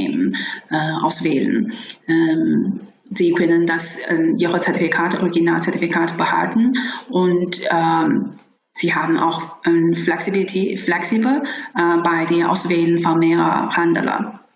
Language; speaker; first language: German; non-native, fluent; Chinese